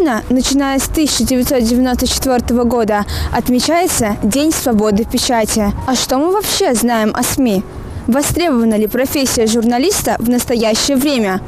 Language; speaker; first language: Russian; native; Russian